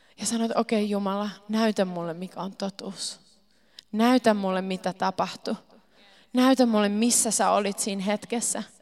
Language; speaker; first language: Finnish; early bilingual, heritage; Finnish